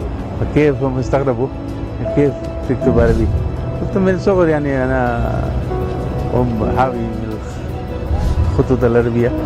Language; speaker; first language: Arabic; non-native, fluent; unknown